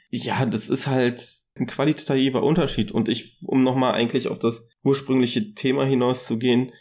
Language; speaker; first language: German; native; German